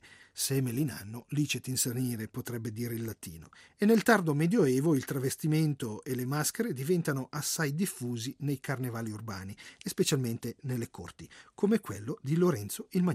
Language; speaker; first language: Italian; native; Italian